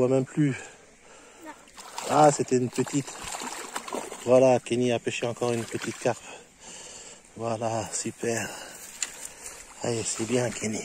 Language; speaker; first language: French; native; French